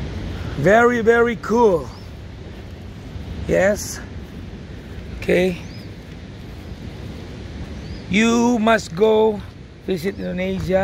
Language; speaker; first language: English; non-native, learner; Indonesian